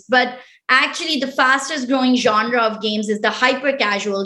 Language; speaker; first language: English; non-native, local second language; Pashto